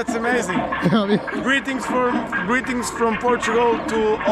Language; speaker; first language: English; non-native, learner; Portuguese